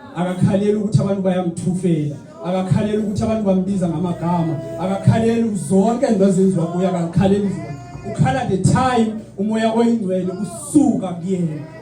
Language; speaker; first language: Zulu; non-native, local second language; Xhosa